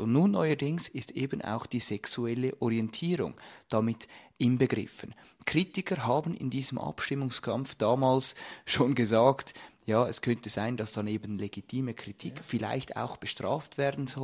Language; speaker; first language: German; native; German